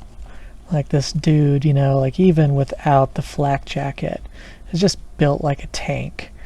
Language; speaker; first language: English; native; English